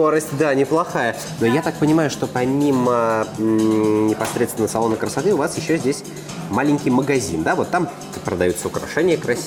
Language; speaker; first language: Russian; native; Russian